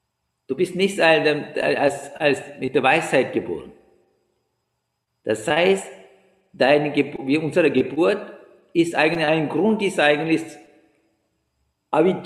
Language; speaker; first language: German; non-native, learner; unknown